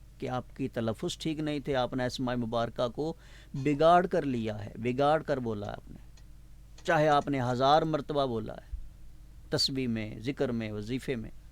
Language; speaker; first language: Urdu; non-native, local second language; Punjabi